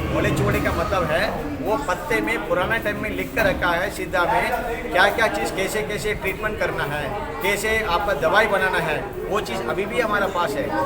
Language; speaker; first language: Hindi; non-native, local second language; Tamil